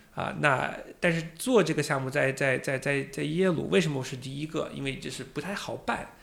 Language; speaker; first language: Chinese; non-native, fluent; English